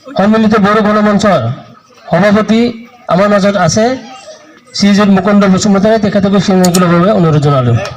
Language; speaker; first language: Assamese; non-native, local second language; Bodo